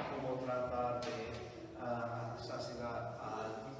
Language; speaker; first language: Spanish; non-native, fluent; English